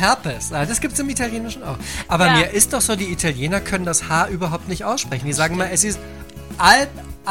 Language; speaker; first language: German; native; German